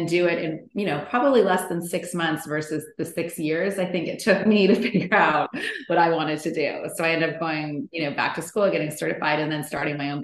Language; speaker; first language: English; native; English